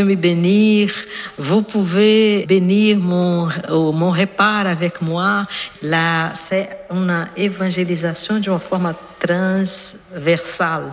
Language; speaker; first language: French; non-native, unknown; Portuguese